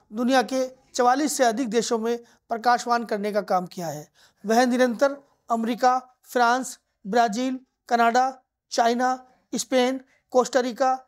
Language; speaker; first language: Hindi; native; Hindi